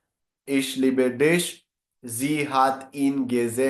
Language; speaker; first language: German; non-native, fluent; Hindi